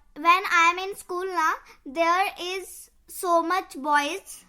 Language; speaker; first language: English; non-native, local second language; Marathi